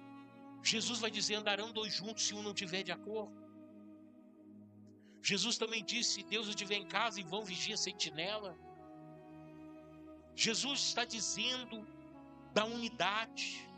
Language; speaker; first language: Portuguese; native; Portuguese